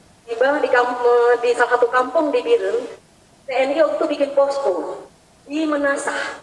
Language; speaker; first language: Indonesian; native; Indonesian